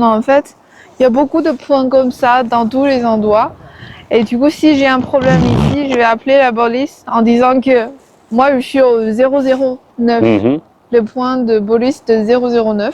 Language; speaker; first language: French; early bilingual, other home language; Chinese